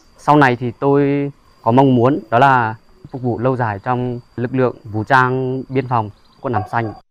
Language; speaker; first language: Vietnamese; non-native, local second language; Hmong